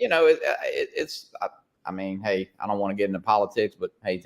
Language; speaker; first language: English; native; English